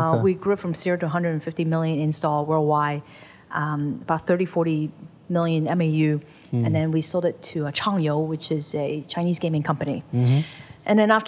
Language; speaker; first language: English; non-native, local second language; Cantonese